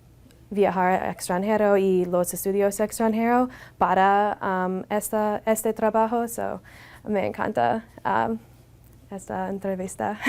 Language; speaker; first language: Spanish; non-native, learner; English